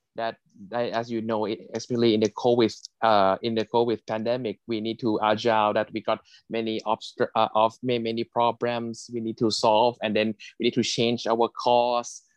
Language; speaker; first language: English; non-native, fluent; Thai